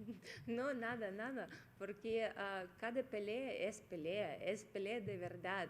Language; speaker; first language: Spanish; non-native, fluent; Russian